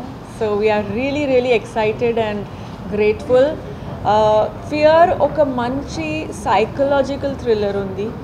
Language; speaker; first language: Telugu; non-native, fluent; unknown